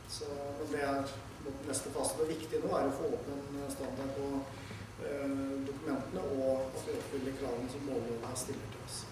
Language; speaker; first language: Norwegian; native; Norwegian